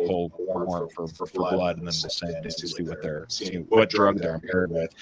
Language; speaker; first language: English; native; English